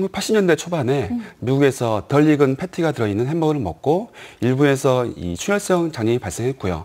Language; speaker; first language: Korean; native; Korean